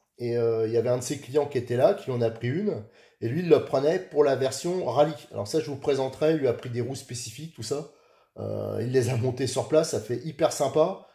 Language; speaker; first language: French; native; French